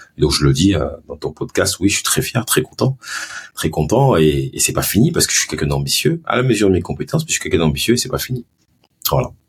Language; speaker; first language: French; early bilingual, other home language; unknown